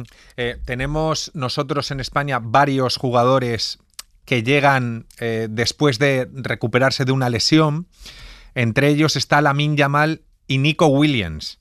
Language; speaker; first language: Spanish; native; Spanish